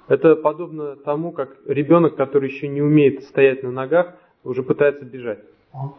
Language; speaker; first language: Russian; native; Russian